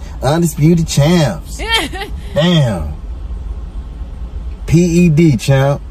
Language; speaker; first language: English; native; English